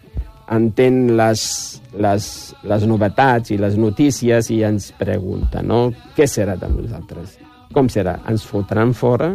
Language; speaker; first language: Catalan; non-native, fluent; Riffian